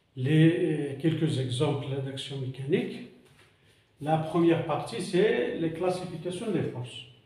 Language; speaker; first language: French; non-native, local second language; Arabic